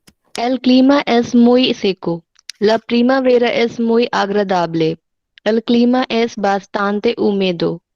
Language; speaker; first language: Spanish; non-native, learner; Hindi